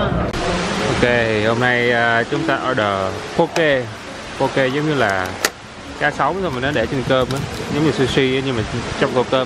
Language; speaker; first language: Vietnamese; early bilingual, heritage; Vietnamese